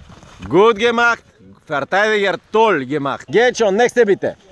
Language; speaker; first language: German; non-native, learner; Bulgarian